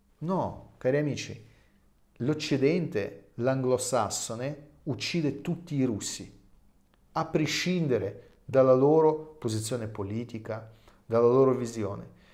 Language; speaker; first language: Italian; non-native, fluent; Russian